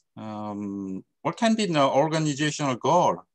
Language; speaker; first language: English; non-native, fluent; Korean